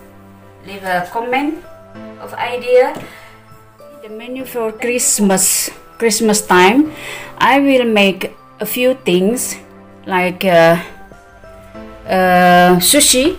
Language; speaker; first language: English; non-native, learner; Indonesian